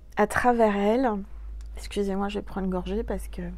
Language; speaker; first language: French; native; French